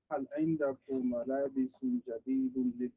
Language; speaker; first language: Arabic; non-native, learner; English